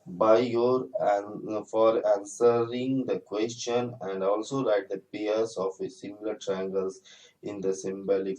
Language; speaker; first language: English; non-native, local second language; Hindi